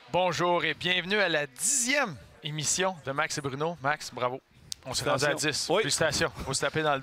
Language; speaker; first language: French; native; French